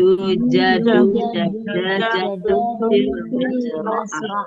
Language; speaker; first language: Arabic; non-native, learner; Indonesian